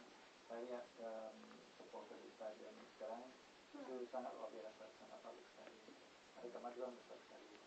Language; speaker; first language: Indonesian; non-native, fluent; English